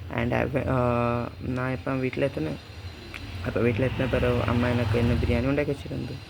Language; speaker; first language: Tamil; non-native, learner; Malayalam